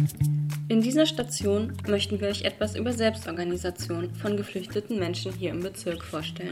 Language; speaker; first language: German; native; German